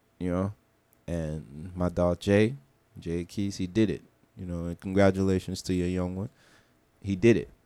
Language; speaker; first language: English; early bilingual, other home language; Haitian Creole